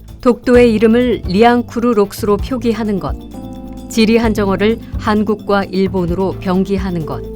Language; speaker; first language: Korean; native; Korean